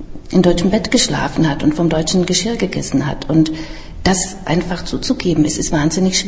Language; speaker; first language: German; non-native, fluent; Czech